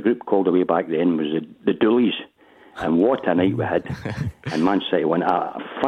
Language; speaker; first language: English; native; English